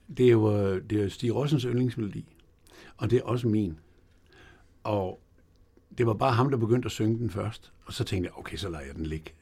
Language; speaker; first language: Danish; native; Danish